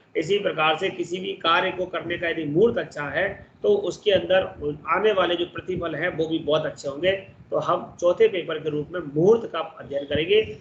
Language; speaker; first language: Hindi; native; Hindi